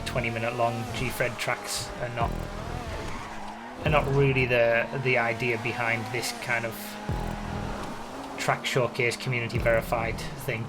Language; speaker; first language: English; native; English